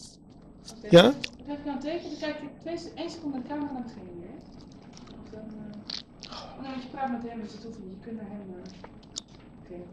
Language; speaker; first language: Dutch; native; Dutch